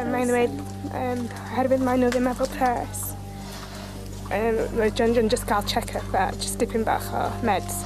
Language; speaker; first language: Welsh; non-native, local second language; English